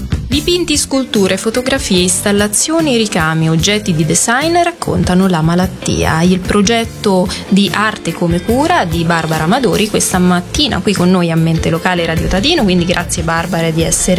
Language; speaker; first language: Italian; native; Italian